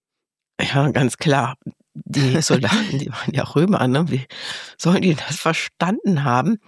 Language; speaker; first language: German; native; German